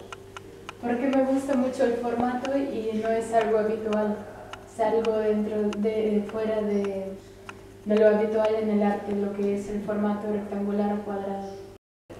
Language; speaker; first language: Spanish; early bilingual, other home language; Russian